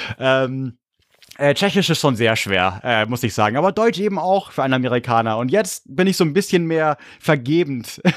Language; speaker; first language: German; early bilingual, other home language; English